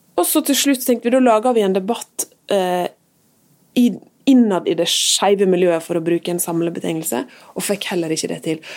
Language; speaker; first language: Norwegian; native; Norwegian